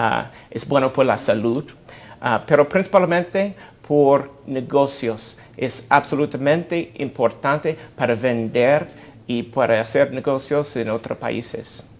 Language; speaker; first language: Spanish; non-native, fluent; English